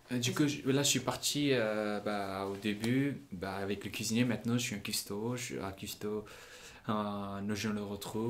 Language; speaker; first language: French; non-native, fluent; Punjabi